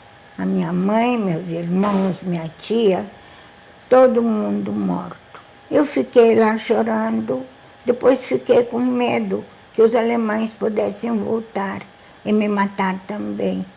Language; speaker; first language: Portuguese; non-native, fluent; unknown